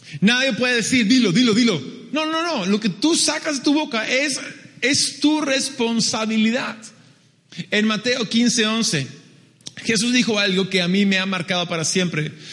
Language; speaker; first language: Spanish; early bilingual, other home language; English